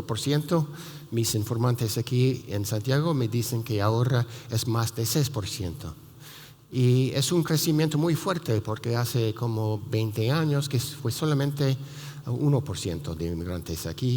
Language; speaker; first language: Spanish; non-native, fluent; English